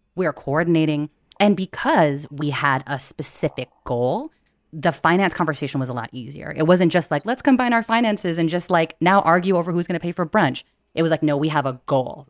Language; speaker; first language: English; early bilingual, other home language; Filipino